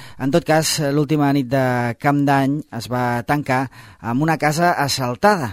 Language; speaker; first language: Catalan; native; Catalan